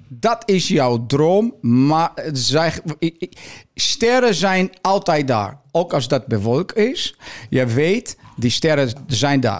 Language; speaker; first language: Dutch; non-native, fluent; Portuguese